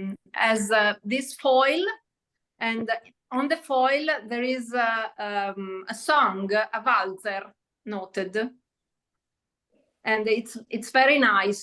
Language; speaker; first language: English; non-native, learner; Italian